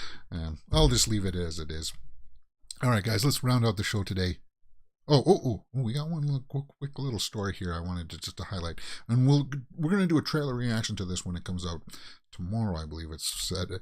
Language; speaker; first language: English; native; English